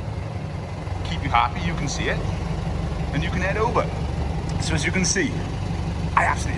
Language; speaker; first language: English; native; English